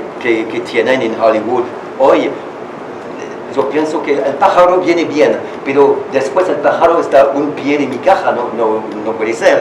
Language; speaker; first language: Spanish; non-native, learner; French